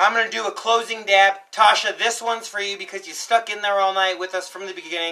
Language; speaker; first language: English; early bilingual, other home language; Spanish